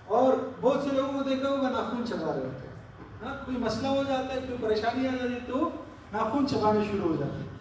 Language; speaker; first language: Urdu; non-native, local second language; Pashto